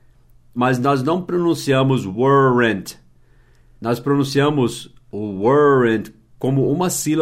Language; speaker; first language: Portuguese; non-native, fluent; English